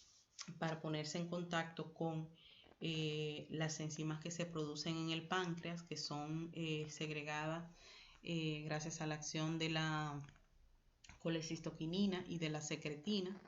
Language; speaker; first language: Spanish; native; Spanish